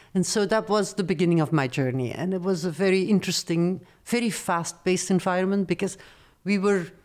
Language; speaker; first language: English; non-native, fluent; Dutch